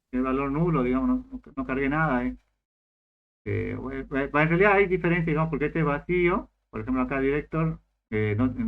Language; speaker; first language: Spanish; native; Spanish